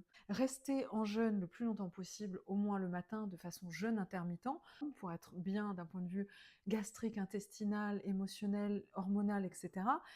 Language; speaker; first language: French; native; French